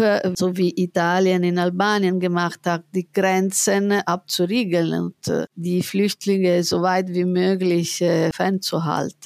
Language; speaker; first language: German; non-native, fluent; Italian